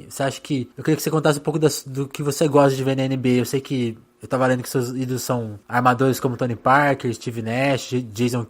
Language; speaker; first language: Portuguese; native; Portuguese